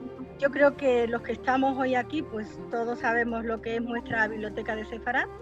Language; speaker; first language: Spanish; native; Spanish